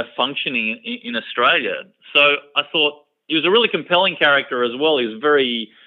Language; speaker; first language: English; native; English